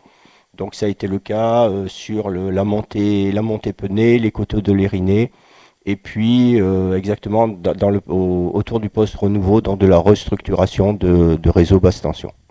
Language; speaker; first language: French; native; French